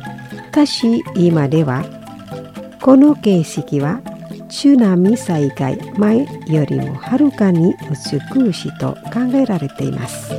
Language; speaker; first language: Japanese; non-native, fluent; Indonesian